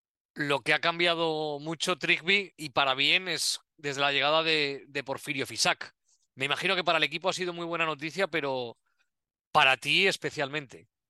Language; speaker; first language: Spanish; native; Spanish